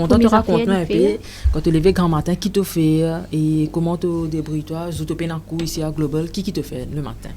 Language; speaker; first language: French; non-native, local second language; Morisyen